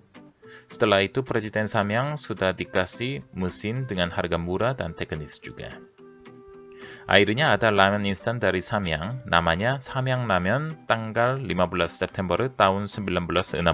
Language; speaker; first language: Indonesian; non-native, fluent; Korean